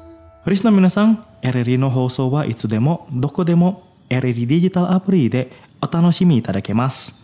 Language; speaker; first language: Japanese; non-native, fluent; Indonesian